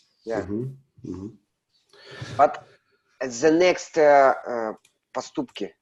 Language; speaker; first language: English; non-native, learner; Russian